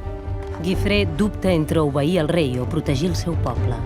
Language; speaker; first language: Catalan; native; Catalan